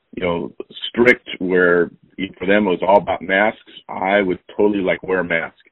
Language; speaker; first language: English; native; English